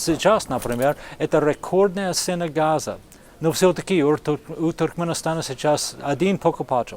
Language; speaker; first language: Russian; non-native, fluent; English